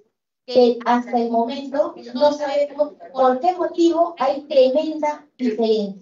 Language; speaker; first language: Spanish; native; Spanish